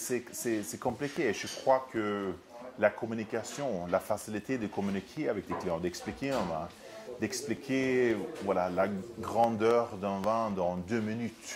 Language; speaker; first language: French; non-native, fluent; Swedish